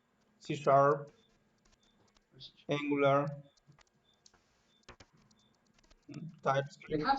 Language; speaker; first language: English; non-native, learner; Spanish